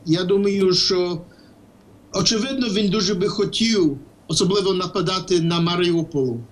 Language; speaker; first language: Ukrainian; early bilingual, heritage; Ukrainian